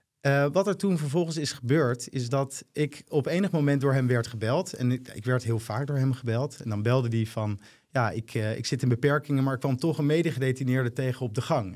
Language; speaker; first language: Dutch; native; Dutch